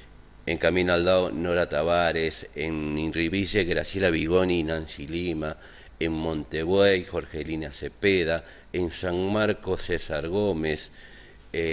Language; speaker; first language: Spanish; native; Spanish